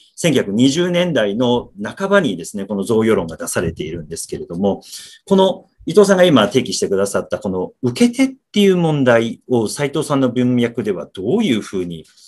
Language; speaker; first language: Japanese; native; Japanese